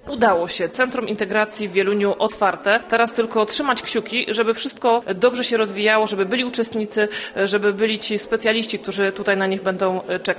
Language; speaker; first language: Polish; native; Polish